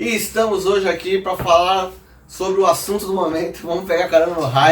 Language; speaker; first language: Portuguese; native; Portuguese